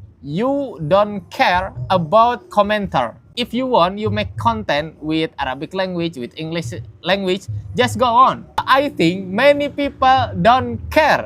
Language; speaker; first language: English; non-native, learner; Indonesian